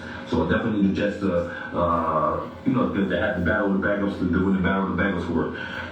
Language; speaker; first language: English; native; English